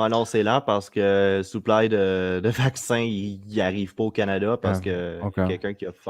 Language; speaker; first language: French; native; French